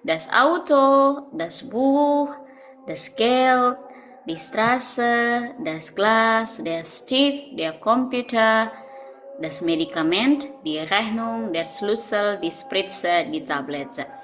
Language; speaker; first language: German; non-native, fluent; Indonesian